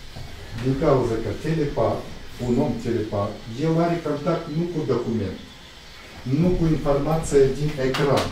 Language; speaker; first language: Romanian; non-native, local second language; Russian